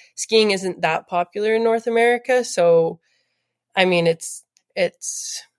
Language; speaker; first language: English; native; English